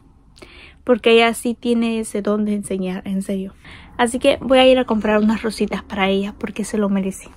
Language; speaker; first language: Spanish; native; Spanish